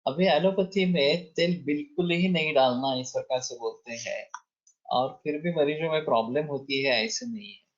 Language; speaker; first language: Hindi; non-native, local second language; Marathi